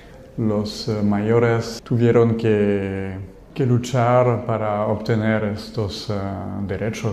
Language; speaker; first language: Spanish; non-native, learner; French